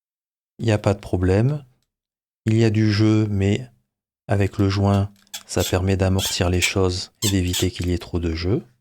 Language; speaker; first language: French; native; French